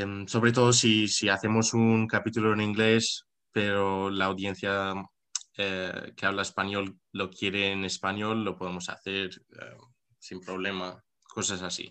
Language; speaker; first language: Spanish; non-native, local second language; Arabic